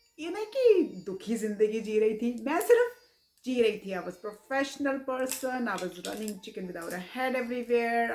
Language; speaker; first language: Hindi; early bilingual, heritage; Hindi